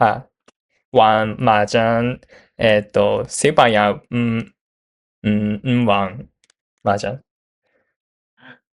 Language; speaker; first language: Cantonese; non-native, learner; Japanese